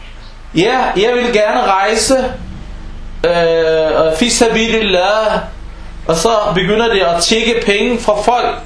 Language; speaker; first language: Danish; early bilingual, other home language; Arabic